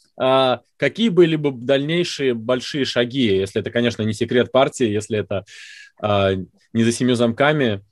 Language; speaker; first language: Russian; native; Russian